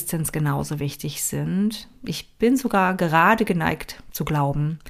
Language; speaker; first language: German; native; German